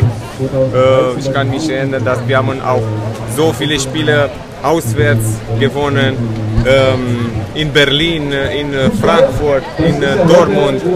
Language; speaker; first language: German; non-native, fluent; Romanian